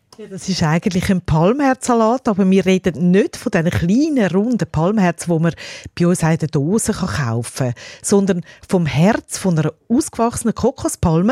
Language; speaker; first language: German; native; German